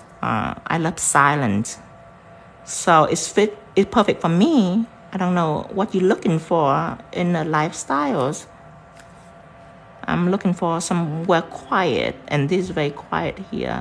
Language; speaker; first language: English; non-native, fluent; Vietnamese